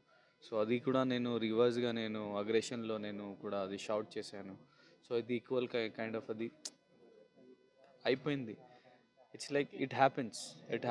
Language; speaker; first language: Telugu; non-native, local second language; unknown